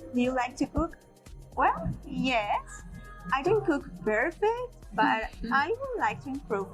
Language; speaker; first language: English; non-native, learner; Spanish